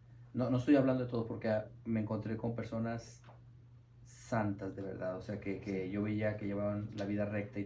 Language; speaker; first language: Spanish; native; Spanish